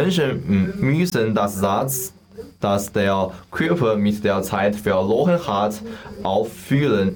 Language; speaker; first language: German; non-native, learner; Chinese